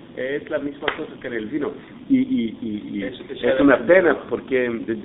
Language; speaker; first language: Spanish; non-native, fluent; English